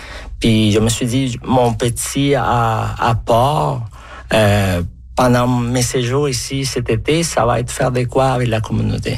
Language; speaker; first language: French; non-native, fluent; Spanish